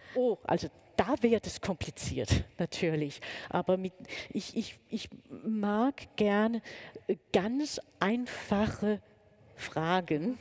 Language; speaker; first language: German; non-native, fluent; Danish